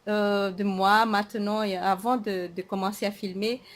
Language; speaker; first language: French; non-native, fluent; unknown